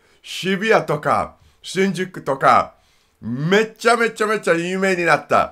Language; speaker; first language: Japanese; non-native, learner; English